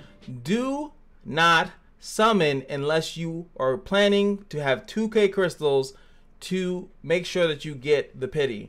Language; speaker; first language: English; native; English